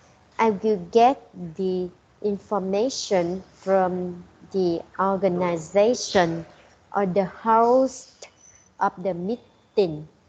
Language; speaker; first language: English; non-native, learner; Vietnamese